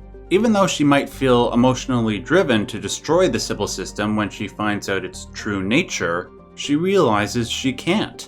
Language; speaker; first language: English; native; English